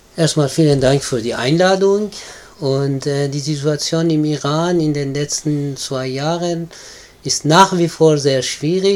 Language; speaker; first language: German; non-native, fluent; Persian